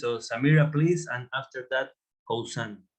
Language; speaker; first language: English; non-native, fluent; Spanish